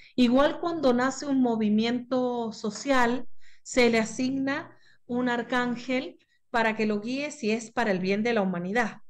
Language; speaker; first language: Spanish; native; Spanish